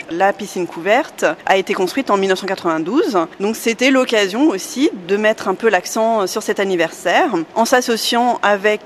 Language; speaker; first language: French; native; French